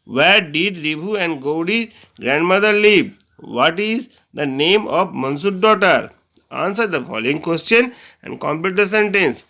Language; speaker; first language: English; non-native, local second language; Bangla